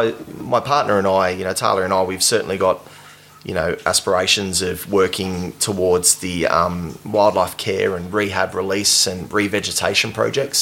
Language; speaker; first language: English; native; English